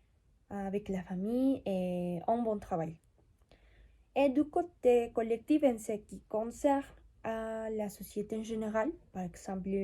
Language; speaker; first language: French; non-native, learner; Spanish